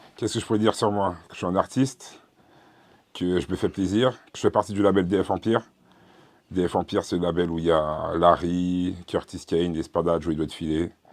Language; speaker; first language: French; early bilingual, other home language; Haitian Creole